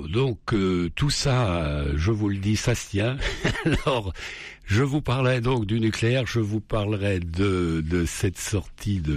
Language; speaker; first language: French; native; French